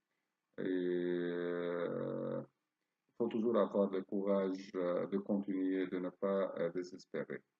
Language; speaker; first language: French; non-native, fluent; Arabic